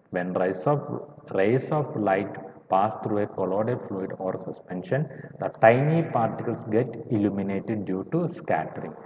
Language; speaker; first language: English; non-native, local second language; Malayalam